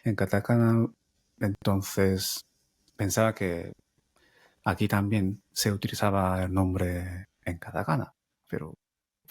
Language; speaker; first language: Spanish; non-native, fluent; Japanese